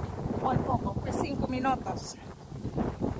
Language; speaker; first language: Spanish; non-native, learner; Filipino